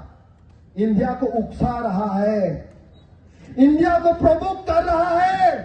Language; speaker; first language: Hindi; non-native, local second language; Kok Borok